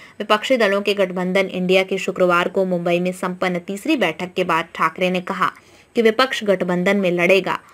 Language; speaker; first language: Hindi; non-native, local second language; Marathi